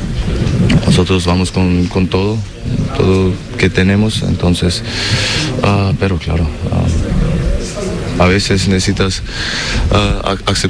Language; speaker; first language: Spanish; non-native, learner; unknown